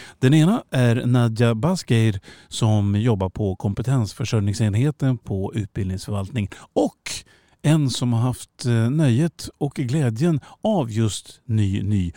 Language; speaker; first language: Swedish; native; Swedish